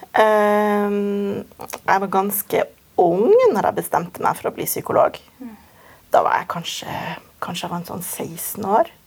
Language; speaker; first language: Norwegian; native; Norwegian